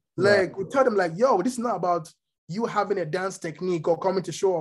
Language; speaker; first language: English; non-native, local second language; Yoruba